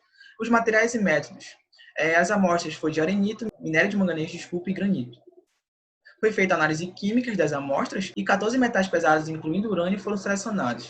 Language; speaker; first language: Portuguese; native; Portuguese